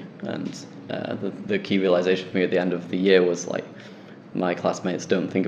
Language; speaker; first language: English; native; English